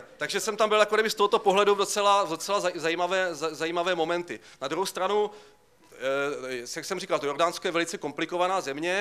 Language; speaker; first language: Czech; native; Czech